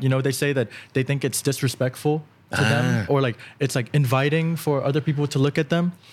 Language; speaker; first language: English; early bilingual, other home language; Thai